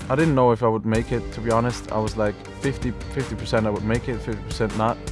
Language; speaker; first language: English; non-native, fluent; German